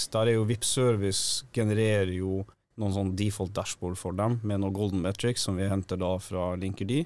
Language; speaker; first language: Norwegian; native; Norwegian